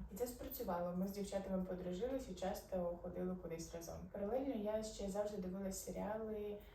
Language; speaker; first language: Ukrainian; non-native, local second language; Arabic